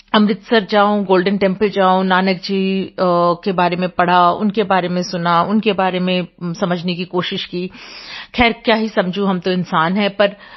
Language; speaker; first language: Hindi; non-native, local second language; Bangla